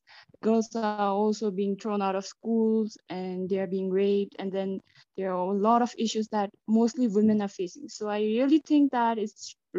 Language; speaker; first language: English; non-native, local second language; Tibetan